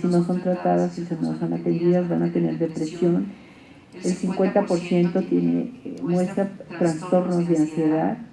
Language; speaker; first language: Spanish; native; Spanish